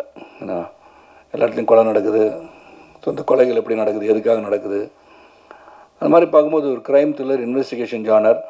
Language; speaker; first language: Tamil; native; Tamil